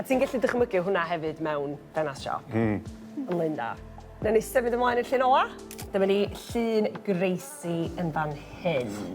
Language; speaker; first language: Welsh; native; Welsh